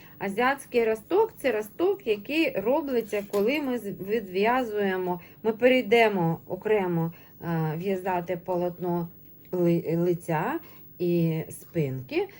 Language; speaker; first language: Ukrainian; non-native, local second language; Russian